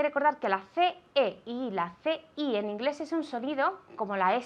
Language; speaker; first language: Spanish; non-native, fluent; English